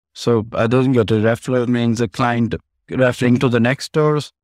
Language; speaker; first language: English; non-native, local second language; Punjabi